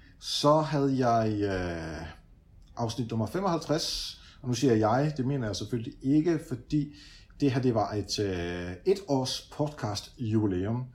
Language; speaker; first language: Danish; early bilingual, other home language; Dutch